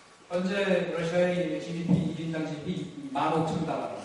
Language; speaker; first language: Korean; native; Korean